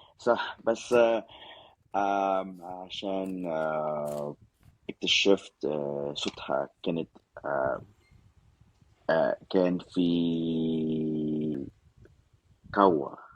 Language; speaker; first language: Arabic; non-native, learner; Spanish